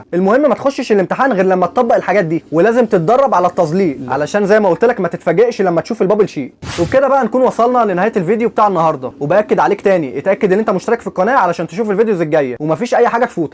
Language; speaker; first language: Arabic; native; Arabic